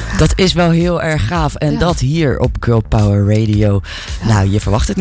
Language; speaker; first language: Dutch; native; Dutch